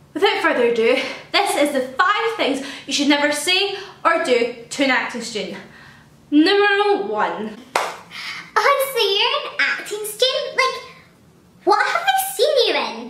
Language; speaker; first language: English; native; English